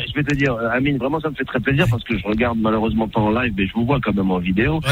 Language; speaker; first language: French; non-native, local second language; Arabic